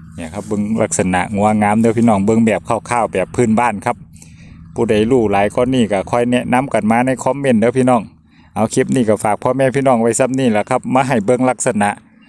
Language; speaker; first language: Thai; native; Thai